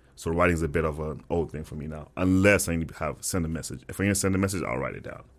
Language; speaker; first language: English; non-native, local second language; Tswana